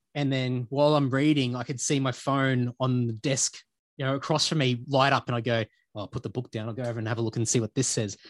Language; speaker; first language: English; native; English